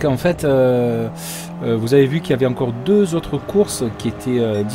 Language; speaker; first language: French; native; French